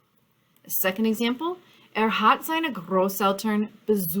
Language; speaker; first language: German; non-native, fluent; English